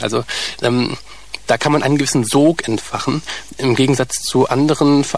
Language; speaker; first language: German; native; German